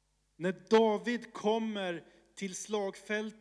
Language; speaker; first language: Swedish; early bilingual, other home language; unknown